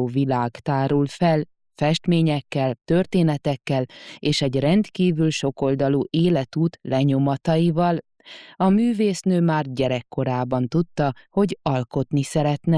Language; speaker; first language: Hungarian; native; Hungarian